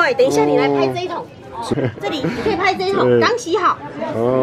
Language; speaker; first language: Chinese; native; Chinese